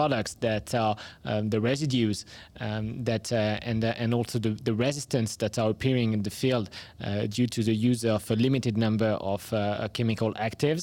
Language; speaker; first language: English; non-native, fluent; French